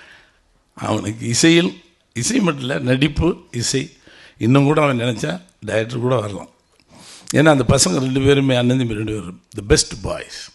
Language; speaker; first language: Tamil; native; Tamil